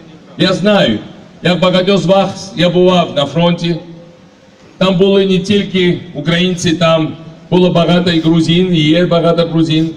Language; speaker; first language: Ukrainian; non-native, fluent; Georgian